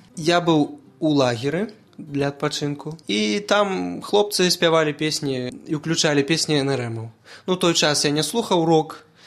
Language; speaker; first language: Belarusian; non-native, local second language; Russian